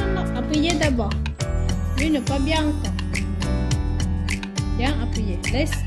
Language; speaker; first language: French; non-native, learner; Hmong